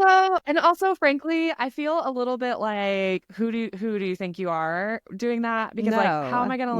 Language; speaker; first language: English; native; English